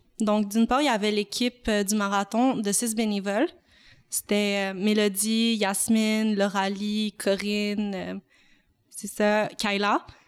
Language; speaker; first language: French; native; French